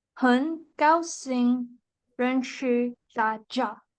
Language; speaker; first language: Chinese; non-native, learner; Filipino